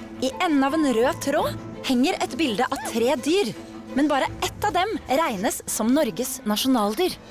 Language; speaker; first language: Norwegian; native; Norwegian